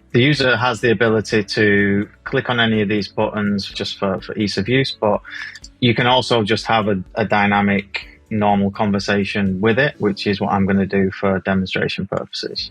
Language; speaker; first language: English; native; English